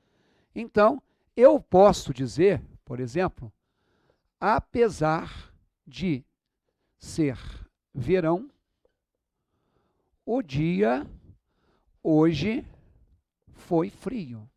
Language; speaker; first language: Portuguese; native; Portuguese